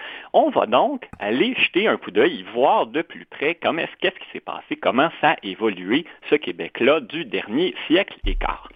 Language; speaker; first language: French; native; French